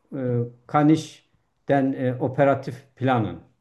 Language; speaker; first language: German; non-native, learner; Turkish